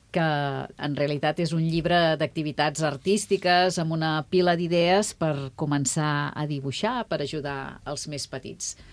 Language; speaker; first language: Catalan; native; Catalan